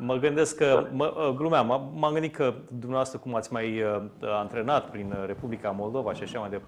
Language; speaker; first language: Romanian; native; Romanian